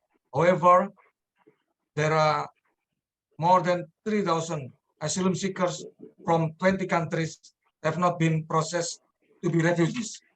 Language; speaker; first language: English; non-native, local second language; Indonesian